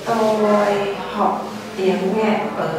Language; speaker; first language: Vietnamese; non-native, learner; Thai